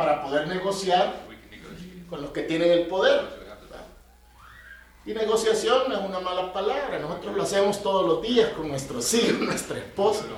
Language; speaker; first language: Spanish; native; Spanish